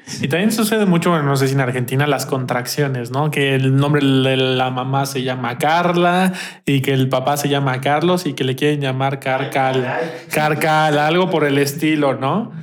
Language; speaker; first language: Spanish; native; Spanish